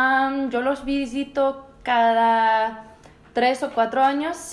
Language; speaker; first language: Spanish; early bilingual, heritage; Spanish